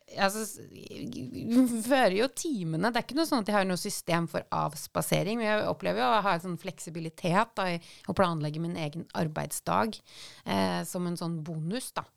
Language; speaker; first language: Norwegian; native; Norwegian